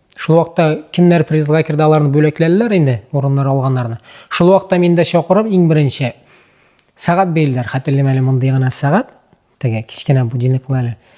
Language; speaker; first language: Tatar; early bilingual, other home language; Uzbek